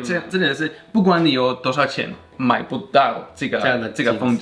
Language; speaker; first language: Chinese; non-native, fluent; Swedish